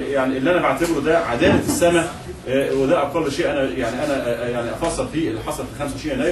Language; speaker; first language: Arabic; native; Arabic